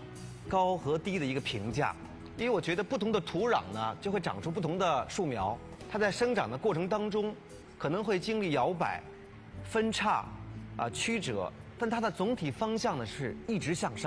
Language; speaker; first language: Chinese; native; Chinese